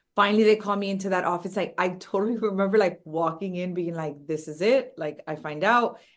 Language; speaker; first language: English; early bilingual, other home language; Spanish